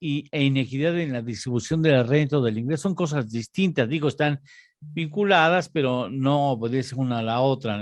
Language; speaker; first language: Spanish; native; Spanish